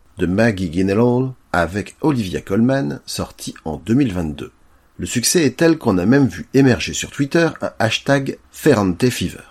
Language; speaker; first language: French; native; French